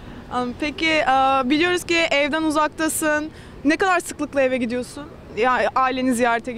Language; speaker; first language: Turkish; native; Turkish